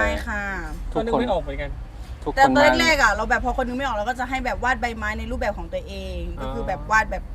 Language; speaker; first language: Thai; native; Thai